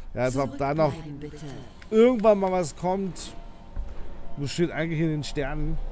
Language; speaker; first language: German; native; German